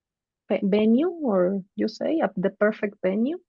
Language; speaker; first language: English; non-native, fluent; Spanish